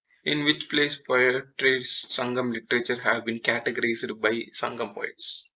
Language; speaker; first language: English; non-native, local second language; Tamil